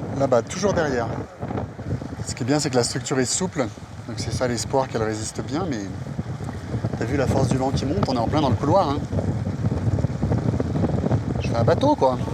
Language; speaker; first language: French; native; French